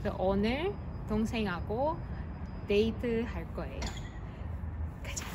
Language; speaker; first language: Korean; non-native, fluent; Russian